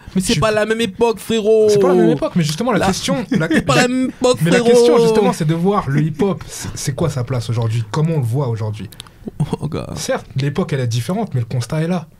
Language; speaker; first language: French; native; French